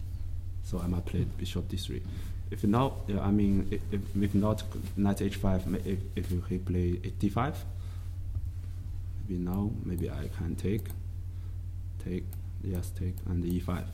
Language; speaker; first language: English; non-native, learner; Chinese